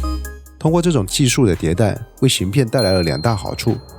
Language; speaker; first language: Chinese; native; Chinese